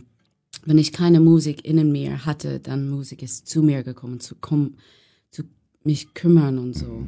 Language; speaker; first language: German; non-native, learner; English